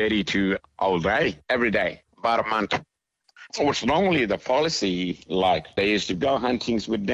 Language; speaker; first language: English; native; English